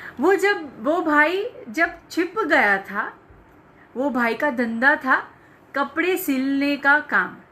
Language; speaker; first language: Hindi; non-native, local second language; Gujarati